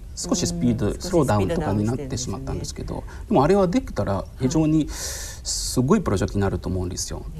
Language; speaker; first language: Japanese; non-native, fluent; Arabic